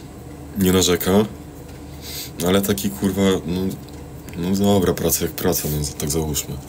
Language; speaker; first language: Polish; native; Polish